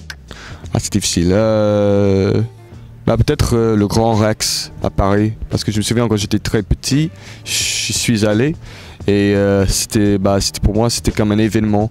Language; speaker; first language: French; early bilingual, heritage; English